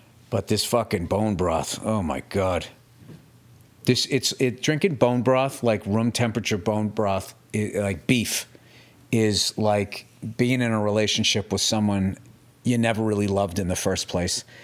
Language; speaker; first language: English; native; English